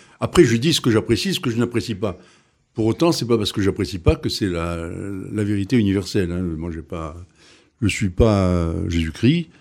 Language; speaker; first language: French; native; French